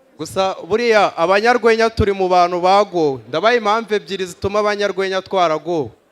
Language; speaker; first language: Kinyarwanda; native; Kinyarwanda